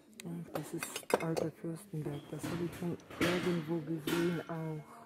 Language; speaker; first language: German; non-native, fluent; Russian